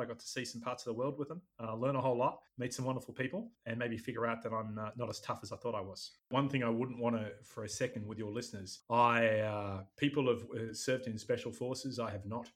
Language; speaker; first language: English; native; English